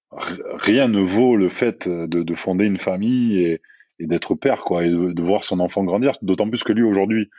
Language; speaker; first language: French; native; French